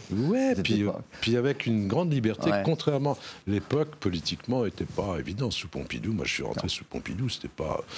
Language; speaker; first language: French; native; French